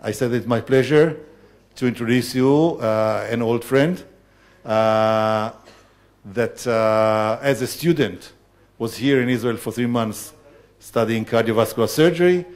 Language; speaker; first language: English; non-native, fluent; Hebrew